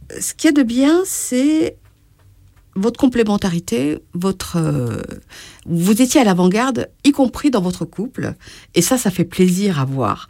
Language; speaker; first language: French; native; French